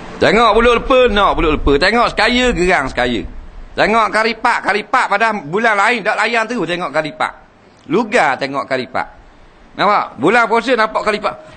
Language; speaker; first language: Malay; native; Malay